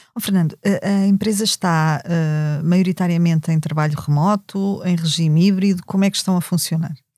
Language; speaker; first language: Portuguese; native; Portuguese